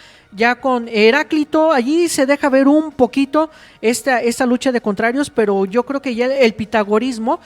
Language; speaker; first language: Spanish; native; Spanish